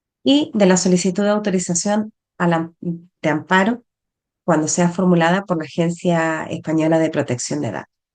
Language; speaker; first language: Spanish; native; Spanish